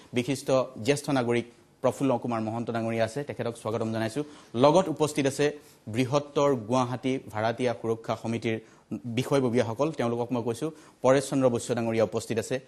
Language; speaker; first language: Assamese; native; Assamese